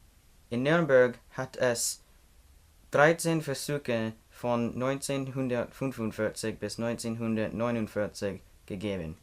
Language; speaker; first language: German; non-native, learner; English